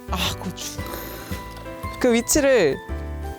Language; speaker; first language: Korean; native; Korean